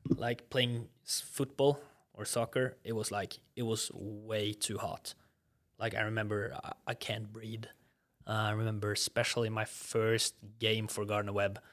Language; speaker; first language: English; non-native, fluent; Norwegian